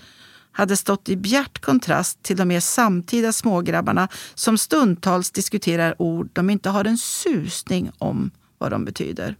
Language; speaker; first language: Swedish; native; Swedish